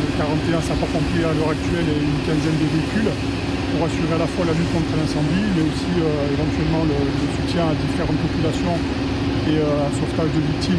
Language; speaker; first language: French; native; French